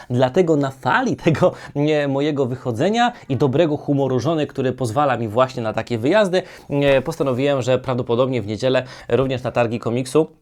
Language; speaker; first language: Polish; native; Polish